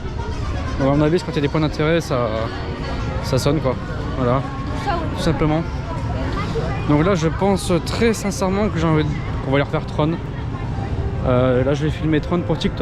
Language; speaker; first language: French; native; French